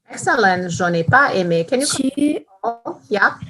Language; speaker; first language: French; non-native, fluent; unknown